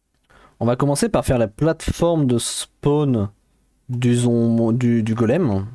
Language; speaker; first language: French; native; French